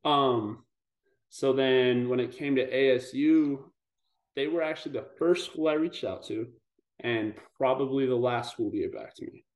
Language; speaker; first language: English; native; English